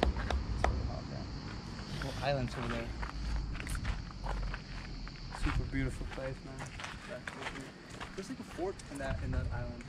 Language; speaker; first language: English; non-native, fluent; Spanish